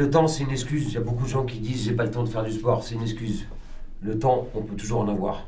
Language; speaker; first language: French; native; French